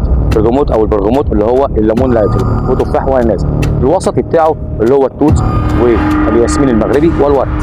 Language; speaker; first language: Arabic; native; Arabic